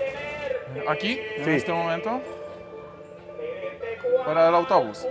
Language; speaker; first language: Spanish; non-native, learner; Polish